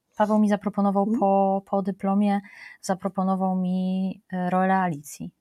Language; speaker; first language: Polish; native; Polish